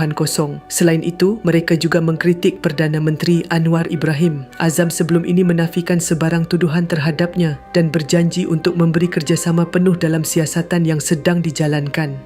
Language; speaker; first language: Malay; native; Malay